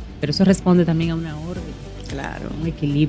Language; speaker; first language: Spanish; native; Spanish